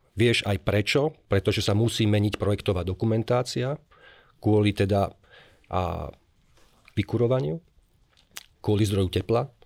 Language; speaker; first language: Slovak; native; Slovak